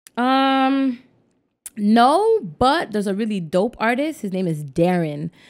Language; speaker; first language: French; non-native, local second language; English